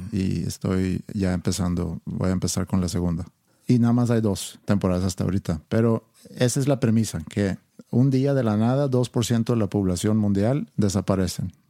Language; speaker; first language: Spanish; non-native, fluent; Swedish